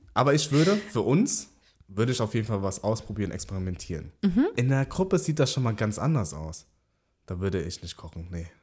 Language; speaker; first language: German; early bilingual, other home language; Vietnamese